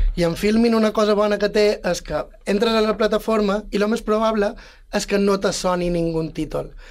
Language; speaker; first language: Catalan; native; Catalan